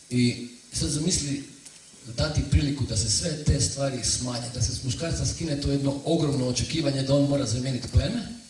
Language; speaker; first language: Croatian; native; Croatian